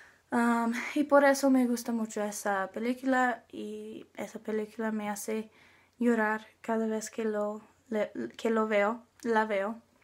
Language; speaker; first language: Spanish; non-native, learner; English